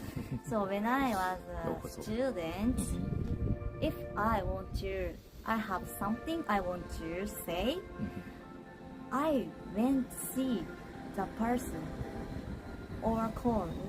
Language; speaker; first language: English; non-native, learner; Japanese